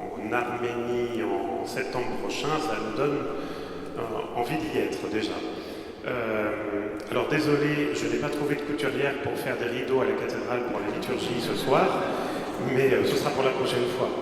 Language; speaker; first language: French; native; French